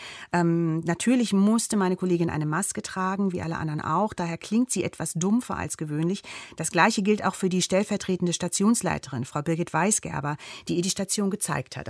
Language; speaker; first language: German; native; German